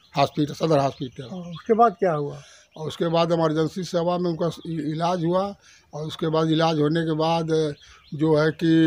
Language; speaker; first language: Hindi; native; Hindi